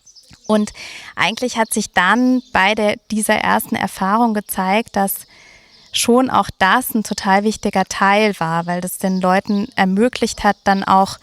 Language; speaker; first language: German; native; German